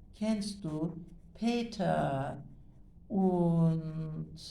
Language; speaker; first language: German; non-native, fluent; Turkish